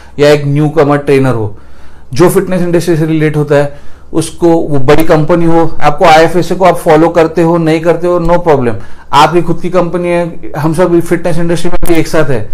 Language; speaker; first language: Hindi; non-native, local second language; Marathi